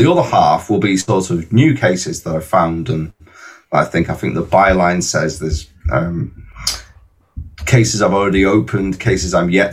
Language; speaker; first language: English; native; English